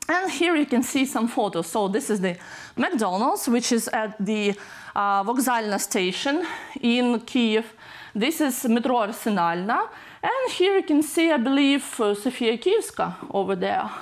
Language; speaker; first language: English; non-native, fluent; Ukrainian